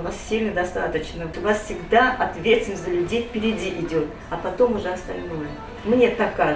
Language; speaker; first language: Russian; native; Russian